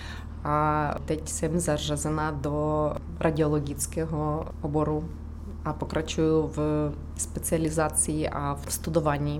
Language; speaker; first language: Czech; non-native, learner; Ukrainian